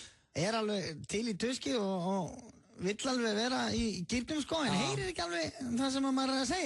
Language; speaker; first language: Icelandic; native; Icelandic